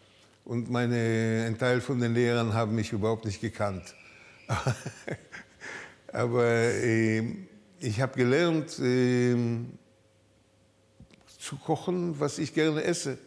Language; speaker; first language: German; early bilingual, heritage; German